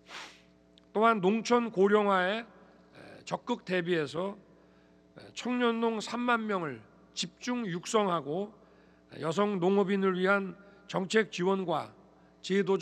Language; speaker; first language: Korean; native; Korean